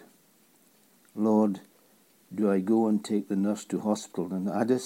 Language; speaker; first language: English; native; English